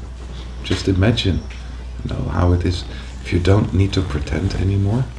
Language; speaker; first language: English; non-native, fluent; Dutch